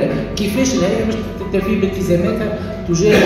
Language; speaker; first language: Arabic; native; Arabic